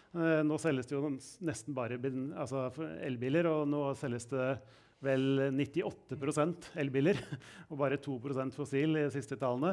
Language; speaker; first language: Norwegian; native; Norwegian